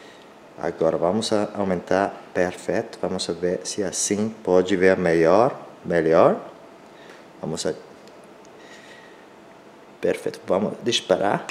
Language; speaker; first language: Portuguese; non-native, learner; Spanish